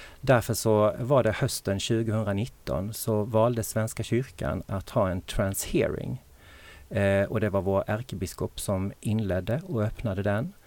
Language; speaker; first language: Swedish; native; Swedish